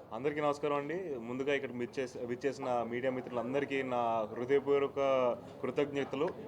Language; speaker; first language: Telugu; native; Telugu